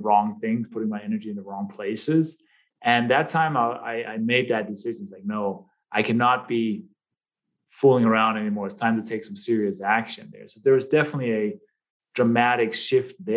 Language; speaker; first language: English; non-native, fluent; Danish